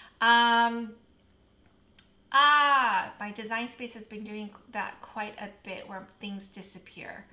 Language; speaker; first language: English; native; English